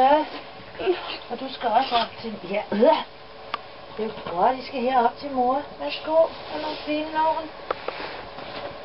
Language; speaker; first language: Danish; native; Danish